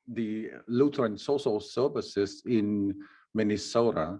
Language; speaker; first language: English; non-native, fluent; Vietnamese